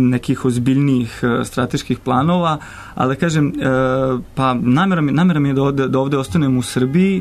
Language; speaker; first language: Serbian; native; Serbian